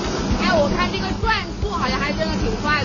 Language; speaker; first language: Chinese; native; Chinese